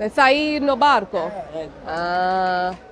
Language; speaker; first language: Portuguese; non-native, learner; English